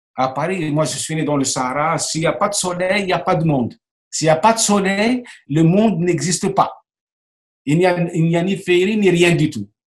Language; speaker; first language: French; non-native, local second language; Arabic